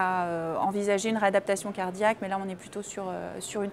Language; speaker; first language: French; native; French